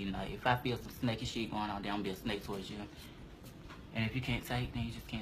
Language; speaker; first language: English; native; English